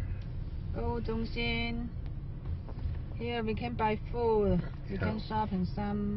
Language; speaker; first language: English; non-native, learner; Chinese